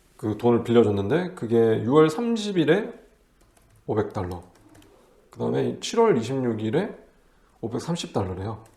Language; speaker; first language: Korean; native; Korean